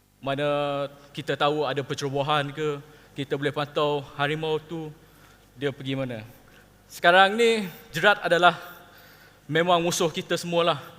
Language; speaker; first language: Malay; non-native, local second language; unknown